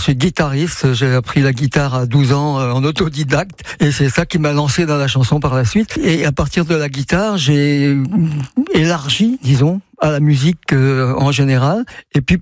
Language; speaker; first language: French; native; French